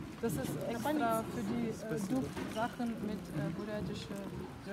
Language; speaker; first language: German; early bilingual, other home language; Russian